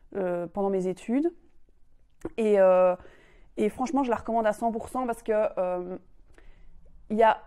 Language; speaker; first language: French; native; French